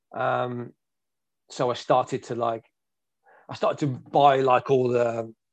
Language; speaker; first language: English; native; English